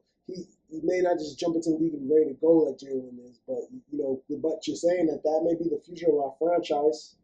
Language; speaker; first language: English; native; English